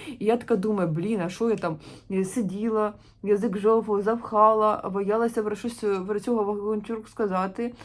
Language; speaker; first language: Ukrainian; non-native, local second language; Russian